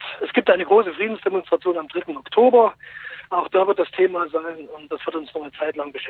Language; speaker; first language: German; native; German